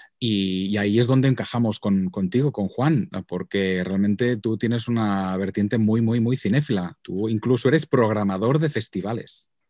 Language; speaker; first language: Spanish; non-native, local second language; Catalan